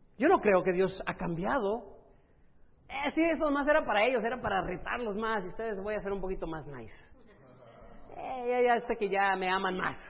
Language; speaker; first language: Spanish; early bilingual, other home language; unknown